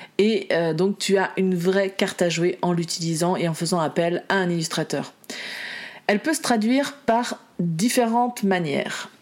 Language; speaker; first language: French; native; French